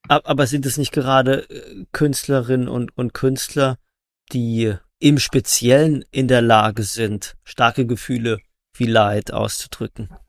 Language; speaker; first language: German; native; German